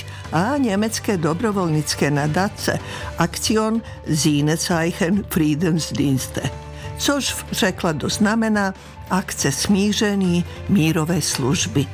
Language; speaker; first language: Czech; non-native, fluent; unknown